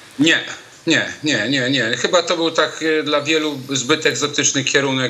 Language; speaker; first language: Polish; native; Polish